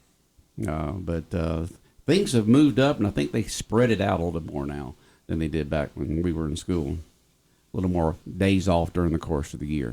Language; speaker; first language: English; native; English